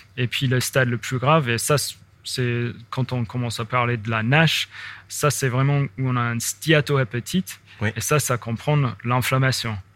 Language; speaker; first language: French; non-native, fluent; English